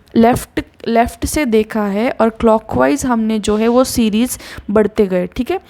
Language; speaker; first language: Hindi; non-native, local second language; Marathi